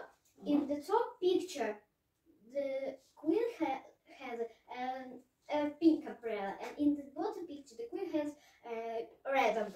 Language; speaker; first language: English; non-native, learner; Russian